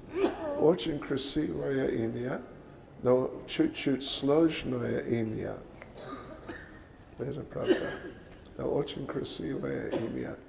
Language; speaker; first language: Russian; non-native, learner; English